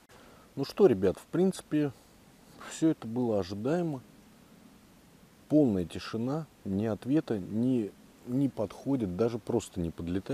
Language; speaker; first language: Russian; native; Russian